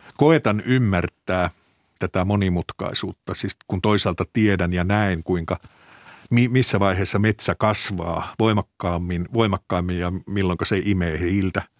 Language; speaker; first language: Finnish; native; Finnish